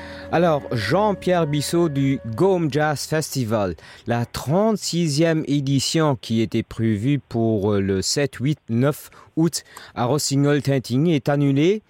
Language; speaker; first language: French; non-native, local second language; Luxembourgish